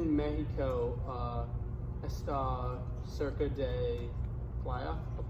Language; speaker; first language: Spanish; non-native, learner; English